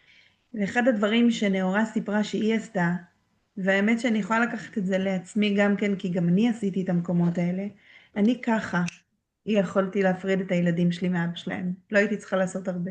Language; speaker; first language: Hebrew; native; Hebrew